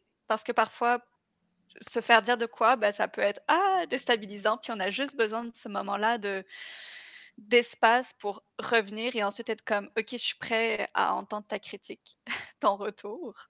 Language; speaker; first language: French; native; French